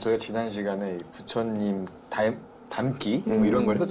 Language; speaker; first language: Korean; native; Korean